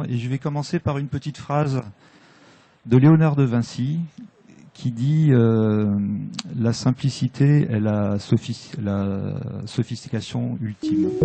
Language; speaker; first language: French; native; French